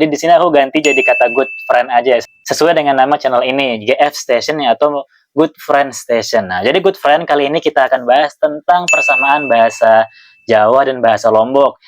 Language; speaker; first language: Indonesian; non-native, local second language; Sasak